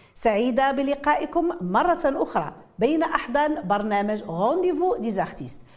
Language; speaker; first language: Arabic; native; Arabic